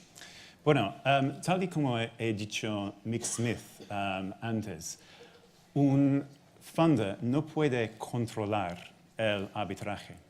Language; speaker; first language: Spanish; non-native, fluent; English